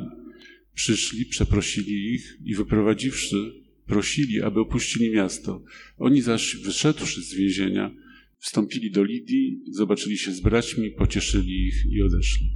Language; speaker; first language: Polish; native; Polish